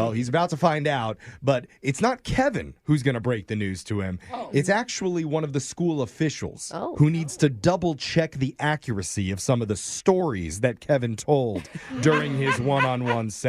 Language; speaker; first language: English; native; English